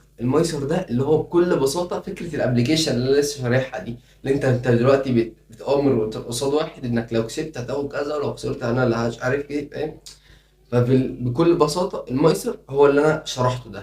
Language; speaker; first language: Arabic; native; Arabic